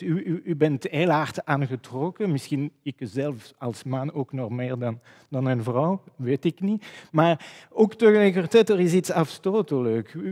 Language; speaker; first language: Dutch; non-native, fluent; French